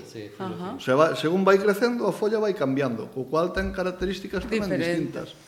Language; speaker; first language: Galician; native; Galician